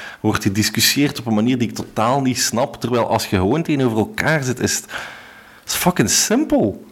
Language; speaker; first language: Dutch; native; Dutch